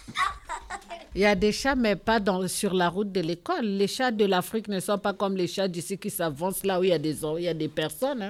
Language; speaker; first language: French; non-native, local second language; Lingala